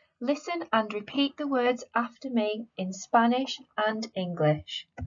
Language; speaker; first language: English; native; English